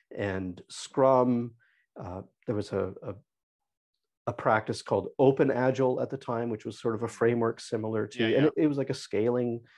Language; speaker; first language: English; native; English